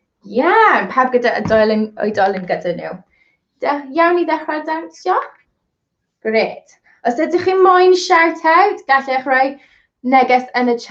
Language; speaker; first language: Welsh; non-native, local second language; English